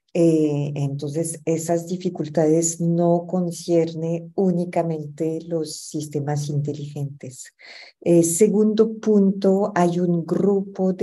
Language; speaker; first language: Spanish; non-native, fluent; French